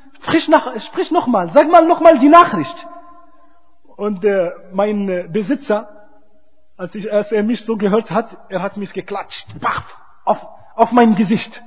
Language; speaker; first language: German; non-native, fluent; Arabic